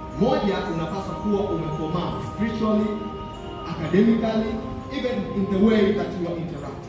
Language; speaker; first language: English; non-native, local second language; Swahili